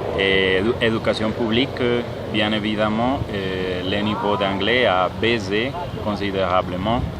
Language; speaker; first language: French; non-native, fluent; Spanish